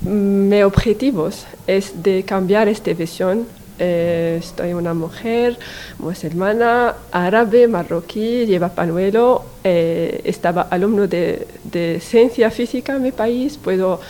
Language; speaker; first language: Spanish; non-native, learner; Arabic